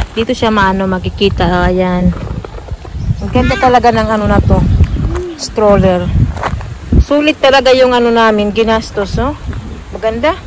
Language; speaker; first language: Filipino; native; Filipino